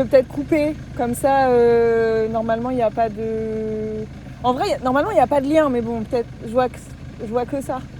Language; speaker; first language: French; native; French